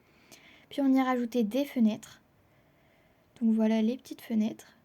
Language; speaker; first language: French; native; French